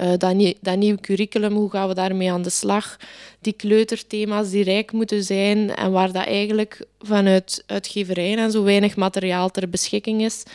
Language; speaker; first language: Dutch; native; Dutch